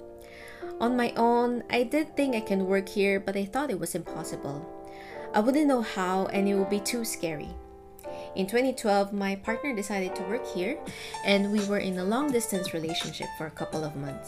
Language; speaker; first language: English; non-native, local second language; Filipino